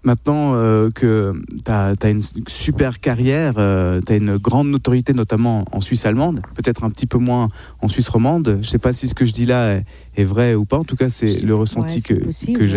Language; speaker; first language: French; native; French